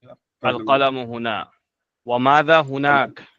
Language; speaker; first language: Arabic; non-native, fluent; Urdu